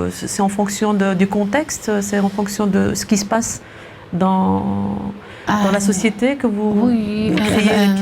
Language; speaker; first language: French; native; French